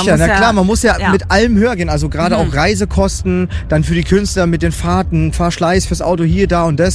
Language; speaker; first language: German; native; German